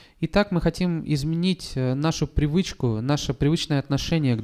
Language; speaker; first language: Russian; native; Russian